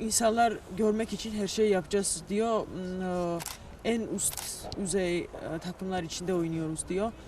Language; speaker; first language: Turkish; non-native, fluent; Georgian